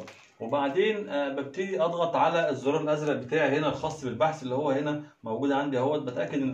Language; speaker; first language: Arabic; native; Arabic